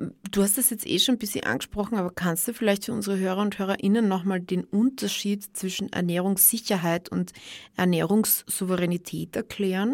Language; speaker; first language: German; native; German